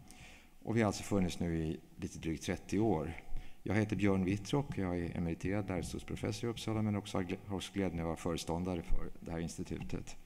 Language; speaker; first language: Swedish; native; Swedish